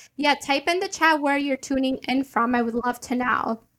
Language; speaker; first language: English; early bilingual, other home language; Italian